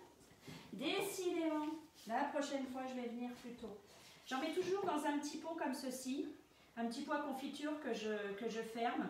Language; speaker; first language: French; native; French